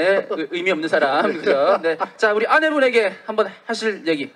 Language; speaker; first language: Korean; native; Korean